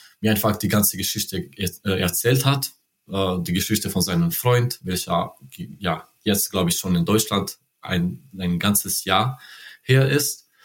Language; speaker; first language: German; non-native, learner; Serbian